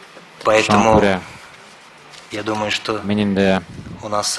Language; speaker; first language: Russian; native; Russian